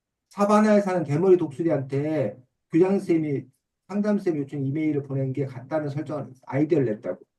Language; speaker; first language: Korean; native; Korean